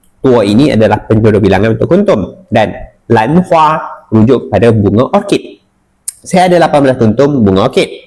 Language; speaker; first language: Malay; native; Malay